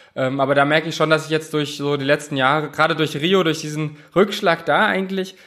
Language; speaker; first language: German; native; German